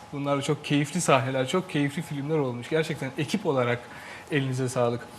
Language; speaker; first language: Turkish; native; Turkish